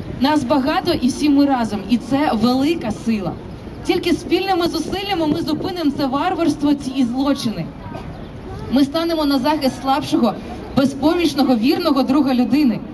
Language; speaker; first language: Ukrainian; native; Ukrainian